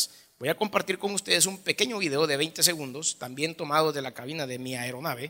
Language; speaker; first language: Spanish; native; Spanish